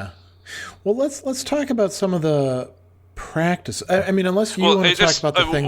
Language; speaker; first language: English; native; English